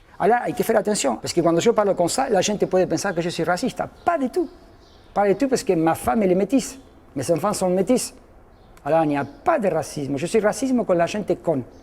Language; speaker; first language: French; non-native, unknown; Spanish